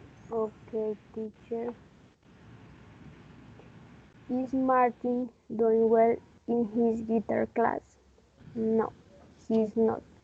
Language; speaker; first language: English; non-native, learner; Spanish